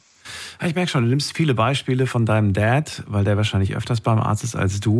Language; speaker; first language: German; native; German